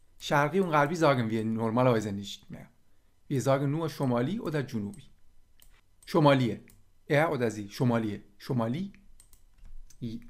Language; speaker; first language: German; non-native, fluent; Persian